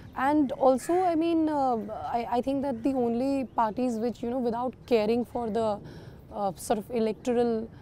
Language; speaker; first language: English; non-native, local second language; Kashmiri